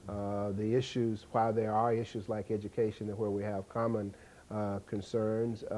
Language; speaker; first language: English; native; English